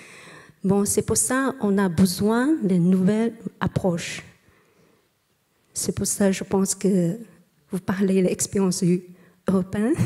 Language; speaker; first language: French; non-native, learner; Chinese